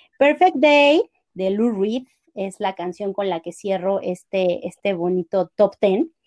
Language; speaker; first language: Spanish; native; Spanish